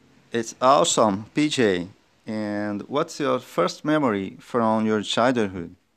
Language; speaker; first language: English; non-native, fluent; Portuguese